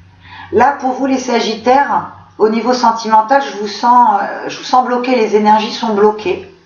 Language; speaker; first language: French; native; French